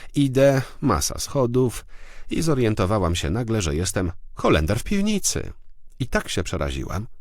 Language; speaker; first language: Polish; native; Polish